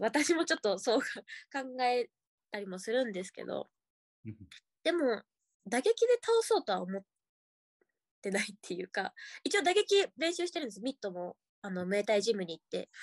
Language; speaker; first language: Japanese; native; Japanese